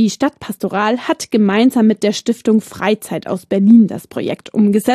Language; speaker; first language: German; native; German